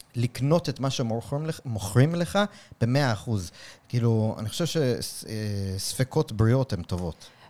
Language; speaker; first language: Hebrew; native; Hebrew